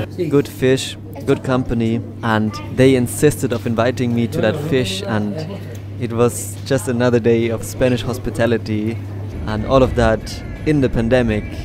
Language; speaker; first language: English; non-native, fluent; German